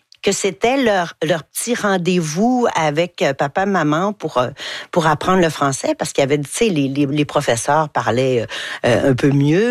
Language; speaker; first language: French; native; French